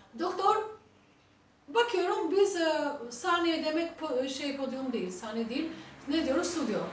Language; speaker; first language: Turkish; non-native, fluent; Albanian